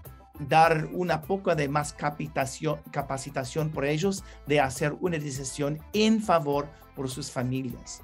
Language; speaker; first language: Spanish; non-native, learner; English